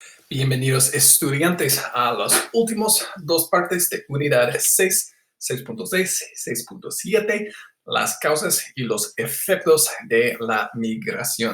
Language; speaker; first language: Spanish; non-native, fluent; English